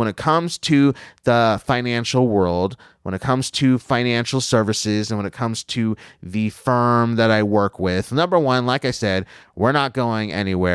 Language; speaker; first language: English; native; English